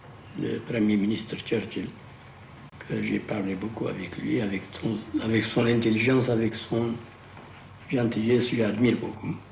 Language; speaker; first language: French; non-native, fluent; Amharic